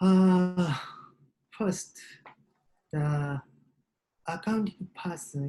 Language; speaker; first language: English; non-native, learner; Japanese